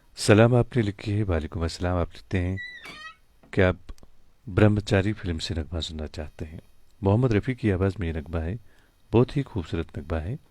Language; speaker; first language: Hindi; non-native, local second language; Kashmiri